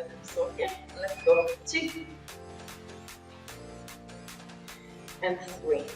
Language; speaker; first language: English; non-native, fluent; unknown